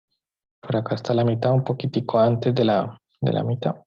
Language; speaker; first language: Spanish; native; Spanish